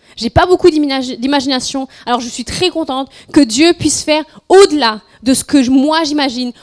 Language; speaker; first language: French; non-native, fluent; Spanish